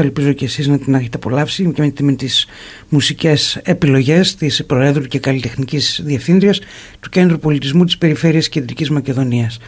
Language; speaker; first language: Greek; native; Greek